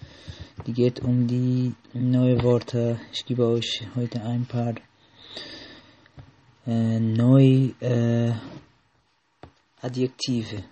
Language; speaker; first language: German; non-native, learner; Arabic